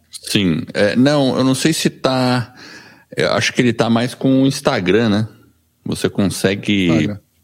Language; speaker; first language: Portuguese; early bilingual, other home language; English